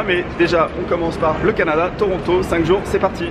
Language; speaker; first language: French; native; French